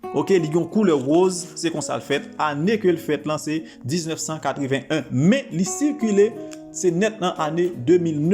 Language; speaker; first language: French; non-native, local second language; Haitian Creole